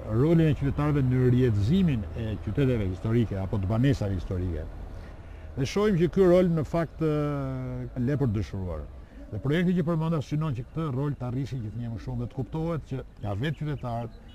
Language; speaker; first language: Albanian; native; Albanian